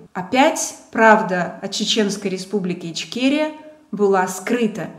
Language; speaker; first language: Russian; non-native, local second language; Georgian